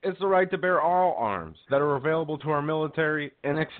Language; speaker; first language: English; native; English